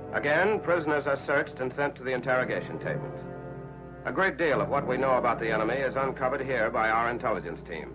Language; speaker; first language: English; native; English